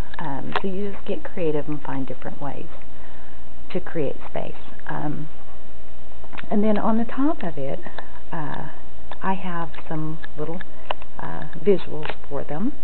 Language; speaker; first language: English; native; English